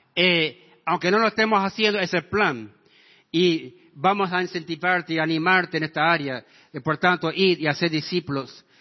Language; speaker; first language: Spanish; non-native, fluent; English